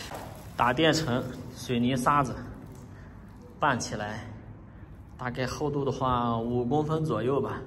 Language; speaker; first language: Chinese; native; Chinese